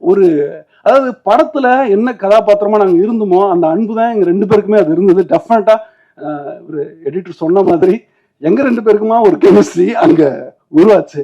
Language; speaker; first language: Tamil; native; Tamil